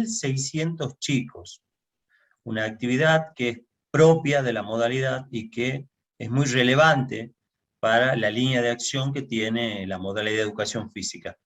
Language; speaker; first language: Spanish; native; Spanish